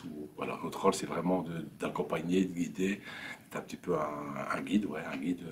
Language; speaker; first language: French; native; French